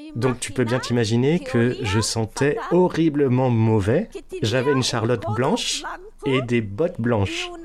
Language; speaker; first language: French; non-native, fluent; Spanish